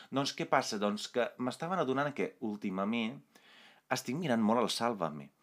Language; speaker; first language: Catalan; non-native, fluent; Italian